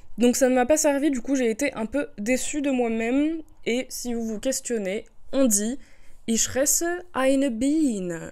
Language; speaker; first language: French; native; French